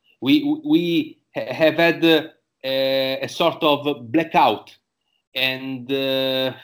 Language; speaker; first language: English; non-native, learner; Italian